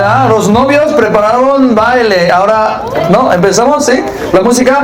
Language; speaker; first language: Spanish; non-native, fluent; Korean